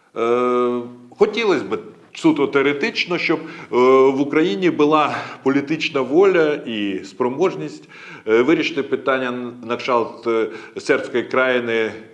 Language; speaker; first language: Ukrainian; native; Ukrainian